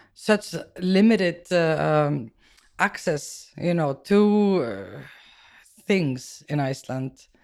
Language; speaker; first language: English; non-native, fluent; Icelandic